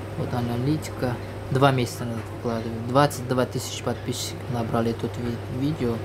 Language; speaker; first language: Russian; non-native, local second language; Uzbek